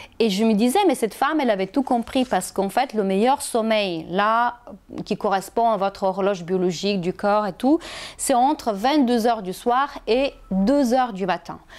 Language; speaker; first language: French; non-native, fluent; Bulgarian